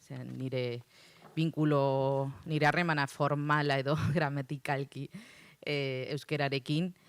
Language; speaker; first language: Basque; non-native, learner; Spanish